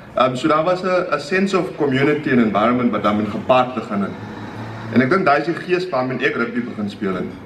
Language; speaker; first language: Afrikaans; native; Afrikaans